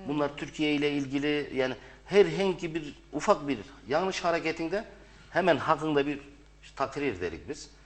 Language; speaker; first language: Turkish; early bilingual, heritage; Arabic